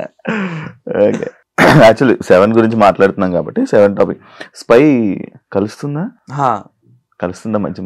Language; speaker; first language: Telugu; native; Telugu